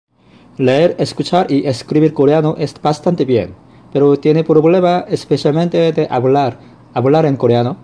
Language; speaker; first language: Spanish; non-native, fluent; Korean